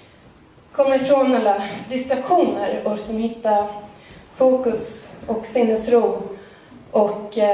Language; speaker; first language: Swedish; native; Swedish